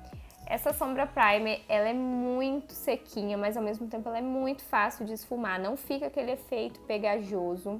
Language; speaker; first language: Portuguese; native; Portuguese